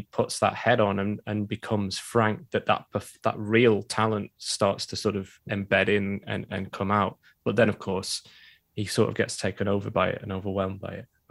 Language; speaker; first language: English; native; English